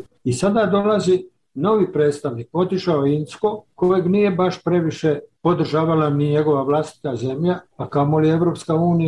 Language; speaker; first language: Serbian; native; Serbian